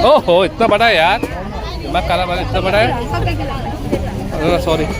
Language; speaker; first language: Hindi; non-native, local second language; Telugu